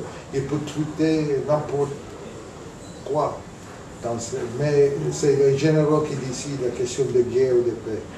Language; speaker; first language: French; non-native, fluent; English